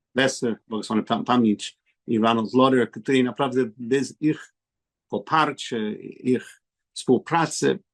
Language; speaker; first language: Polish; non-native, learner; English